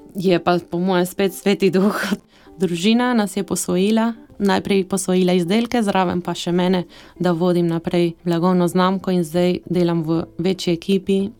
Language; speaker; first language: Slovenian; early bilingual, heritage; Slovenian